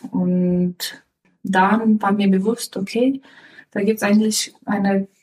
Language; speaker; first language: German; non-native, fluent; Romanian